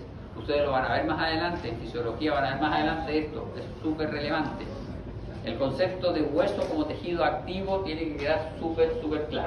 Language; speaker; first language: Spanish; native; Spanish